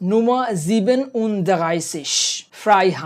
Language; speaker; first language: German; non-native, fluent; Bangla